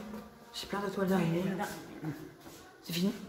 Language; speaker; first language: French; native; French